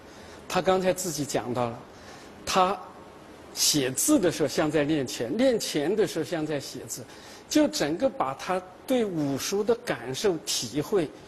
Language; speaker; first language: Chinese; native; Chinese